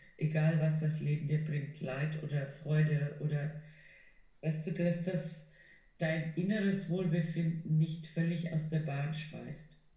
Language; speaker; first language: German; non-native, fluent; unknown